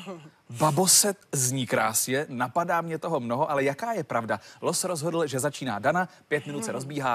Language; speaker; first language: Czech; native; Czech